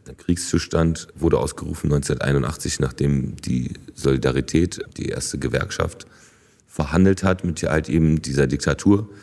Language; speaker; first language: German; early bilingual, other home language; Polish